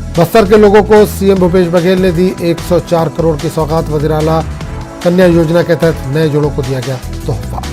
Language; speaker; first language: Hindi; native; Hindi